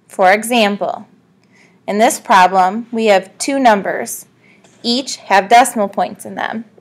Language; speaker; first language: English; native; English